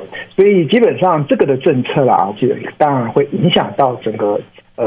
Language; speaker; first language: Chinese; native; Chinese